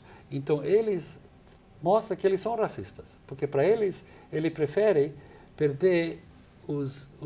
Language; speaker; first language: Portuguese; non-native, fluent; English